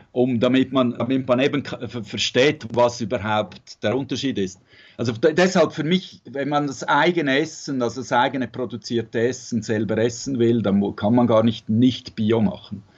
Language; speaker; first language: German; native; German